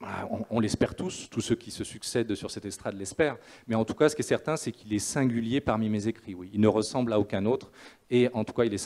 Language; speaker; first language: French; native; French